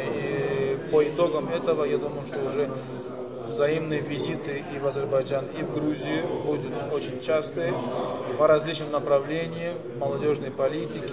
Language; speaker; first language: Russian; non-native, local second language; Azerbaijani